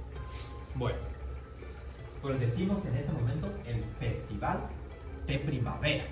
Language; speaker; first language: Spanish; non-native, fluent; Chinese